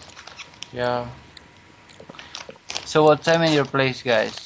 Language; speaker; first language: English; non-native, learner; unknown